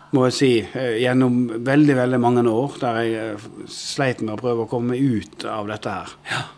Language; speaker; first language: Norwegian; native; Norwegian